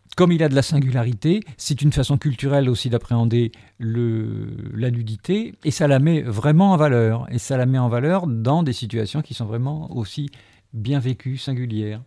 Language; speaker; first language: French; native; French